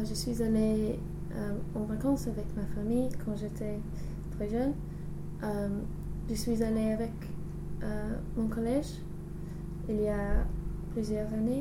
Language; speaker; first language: French; non-native, learner; English